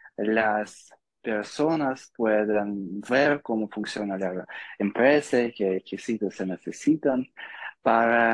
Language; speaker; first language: Spanish; non-native, learner; Russian